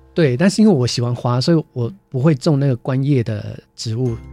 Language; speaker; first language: Chinese; native; Chinese